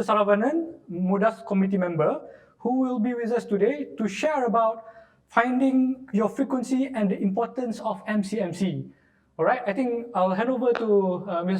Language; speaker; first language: English; non-native, local second language; Malay